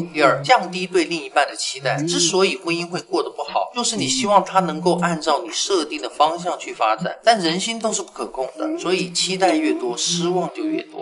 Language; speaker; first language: Chinese; native; Chinese